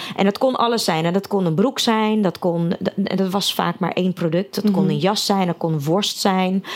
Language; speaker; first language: Dutch; early bilingual, other home language; Russian